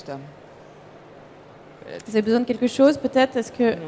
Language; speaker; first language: French; native; French